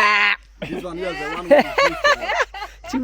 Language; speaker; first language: English; non-native, local second language; Acoli